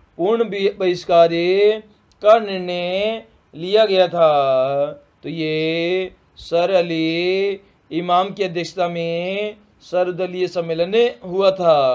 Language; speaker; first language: Hindi; native; Hindi